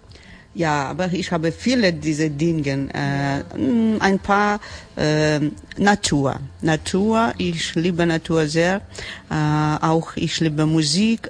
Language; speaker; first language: German; non-native, learner; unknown